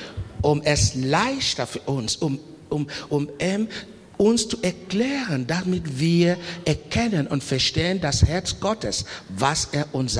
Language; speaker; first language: German; non-native, learner; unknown